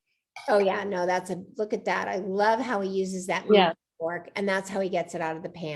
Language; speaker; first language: English; native; English